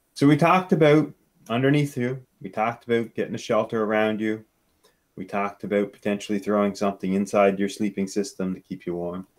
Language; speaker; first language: English; native; English